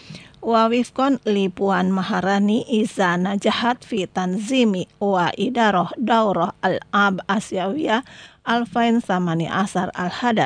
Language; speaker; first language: Arabic; non-native, fluent; Indonesian